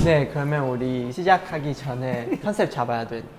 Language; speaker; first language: Korean; non-native, learner; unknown